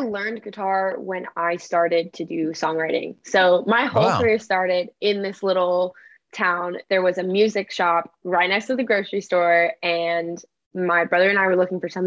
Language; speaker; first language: English; native; English